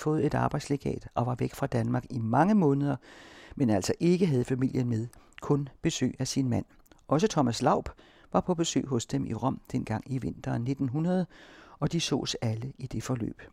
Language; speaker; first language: Danish; native; Danish